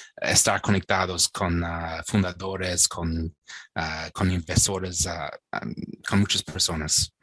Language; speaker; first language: Spanish; non-native, fluent; English